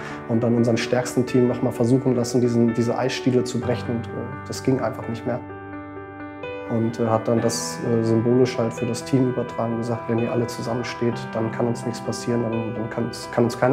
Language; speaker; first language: German; native; German